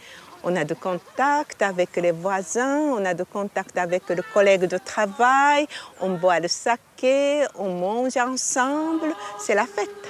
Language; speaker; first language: French; non-native, fluent; Japanese